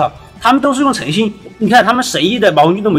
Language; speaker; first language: Chinese; native; Chinese